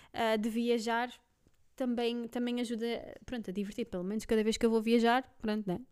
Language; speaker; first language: Portuguese; non-native, fluent; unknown